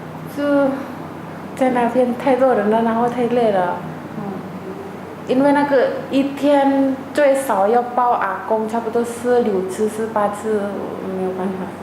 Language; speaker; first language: Chinese; non-native, fluent; Indonesian